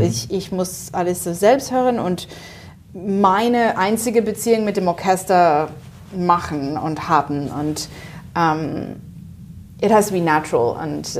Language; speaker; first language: German; non-native, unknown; English